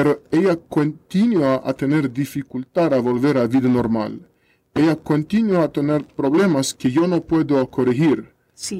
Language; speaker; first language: Spanish; non-native, learner; Russian